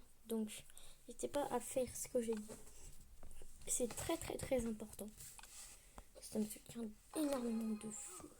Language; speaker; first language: French; native; French